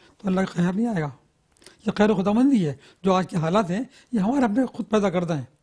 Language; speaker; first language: Urdu; native; Urdu